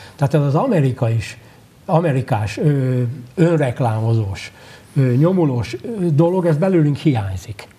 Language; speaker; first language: Hungarian; native; Hungarian